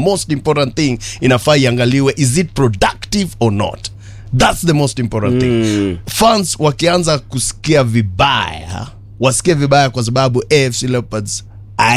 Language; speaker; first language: Swahili; native; Swahili